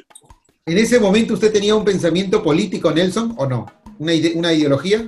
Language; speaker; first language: Spanish; native; Spanish